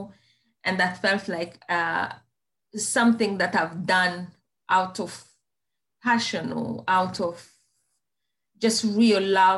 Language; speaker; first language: English; non-native, fluent; Kinyarwanda